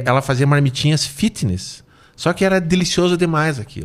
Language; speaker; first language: Portuguese; native; Portuguese